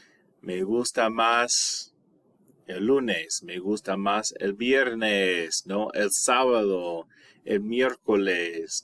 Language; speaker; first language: Spanish; non-native, fluent; English